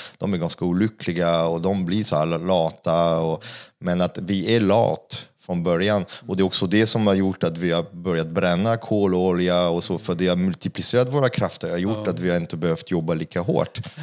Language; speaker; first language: Swedish; non-native, fluent; French